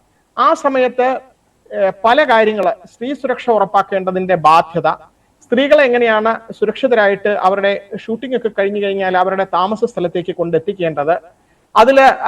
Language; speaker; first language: Malayalam; native; Malayalam